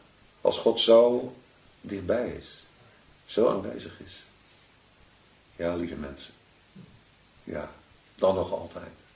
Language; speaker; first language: Dutch; native; Dutch